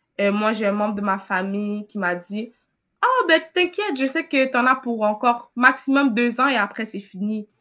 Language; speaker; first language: French; early bilingual, other home language; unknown